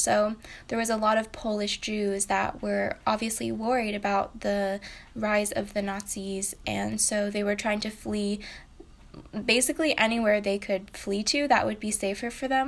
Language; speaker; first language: English; native; English